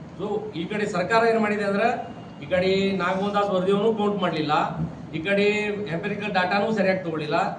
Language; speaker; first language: Kannada; non-native, local second language; Lambadi